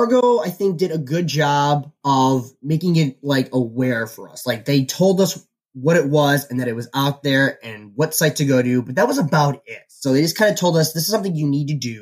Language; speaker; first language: English; native; English